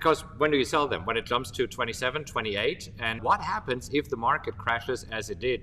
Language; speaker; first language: English; non-native, fluent; German